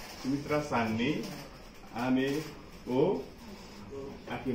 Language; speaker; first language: Japanese; non-native, learner; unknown